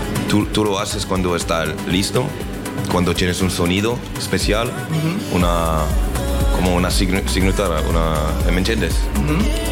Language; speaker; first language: Spanish; non-native, learner; French